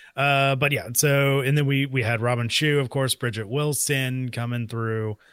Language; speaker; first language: English; native; English